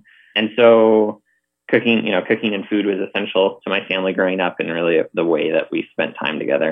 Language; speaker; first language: English; native; English